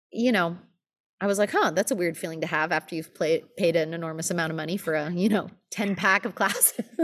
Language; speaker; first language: English; native; English